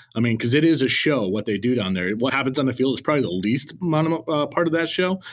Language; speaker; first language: English; native; English